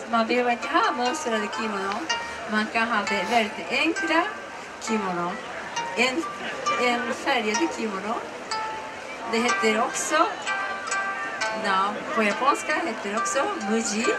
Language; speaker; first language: Swedish; non-native, learner; Japanese